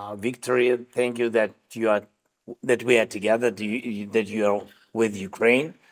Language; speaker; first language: English; non-native, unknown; Russian